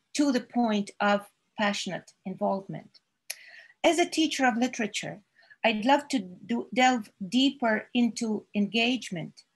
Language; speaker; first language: English; non-native, fluent; Russian